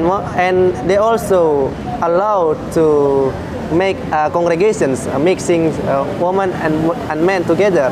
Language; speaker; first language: English; non-native, fluent; Indonesian